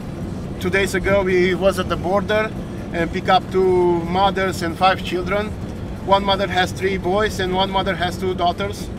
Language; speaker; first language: English; non-native, learner; Romanian